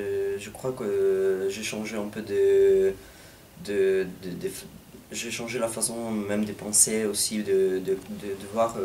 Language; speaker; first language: French; non-native, fluent; Italian